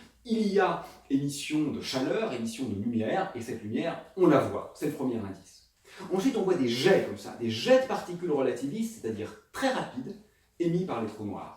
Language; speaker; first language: French; native; French